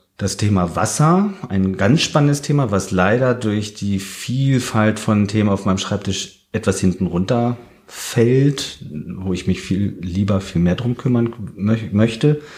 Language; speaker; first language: German; early bilingual, heritage; German